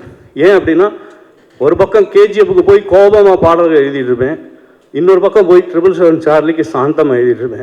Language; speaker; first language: Tamil; native; Tamil